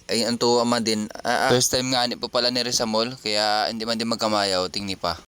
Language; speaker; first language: Filipino; native; Filipino